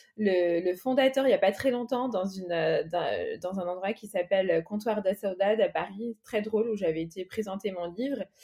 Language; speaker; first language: French; early bilingual, other home language; Portuguese